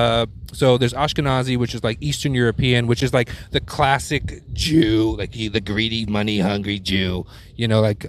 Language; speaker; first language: English; native; English